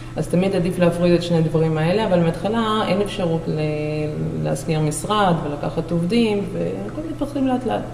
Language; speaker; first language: Hebrew; non-native, fluent; Russian